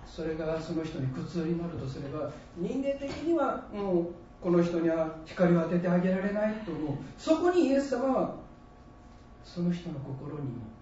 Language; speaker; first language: Japanese; native; Japanese